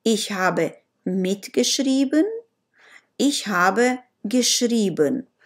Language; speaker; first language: German; non-native, learner; Romanian